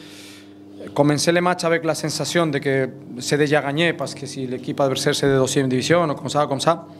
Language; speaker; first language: French; non-native, fluent; Spanish